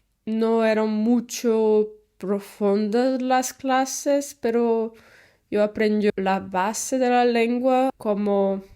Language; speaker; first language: Spanish; non-native, learner; Portuguese